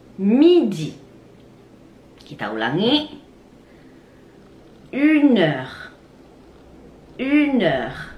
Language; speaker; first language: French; non-native, fluent; Indonesian